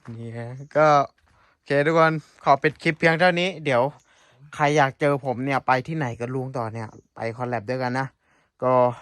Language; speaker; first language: Thai; non-native, local second language; S'gaw Karen